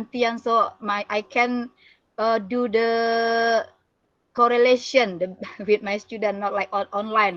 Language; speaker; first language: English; non-native, learner; Indonesian